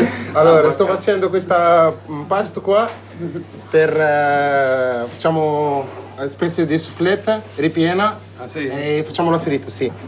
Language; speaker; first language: Italian; non-native, learner; Arabic